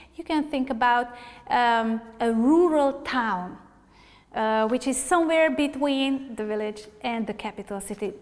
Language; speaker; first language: English; non-native, fluent; Hungarian